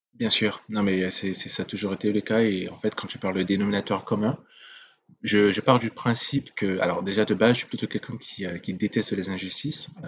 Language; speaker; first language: French; non-native, local second language; Sango